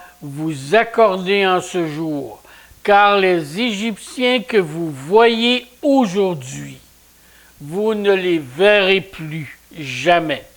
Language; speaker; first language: French; native; French